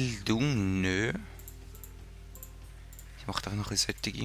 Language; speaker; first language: German; native; German